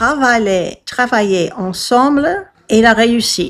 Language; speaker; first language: French; non-native, fluent; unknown